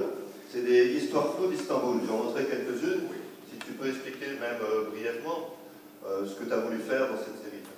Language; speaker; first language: French; native; French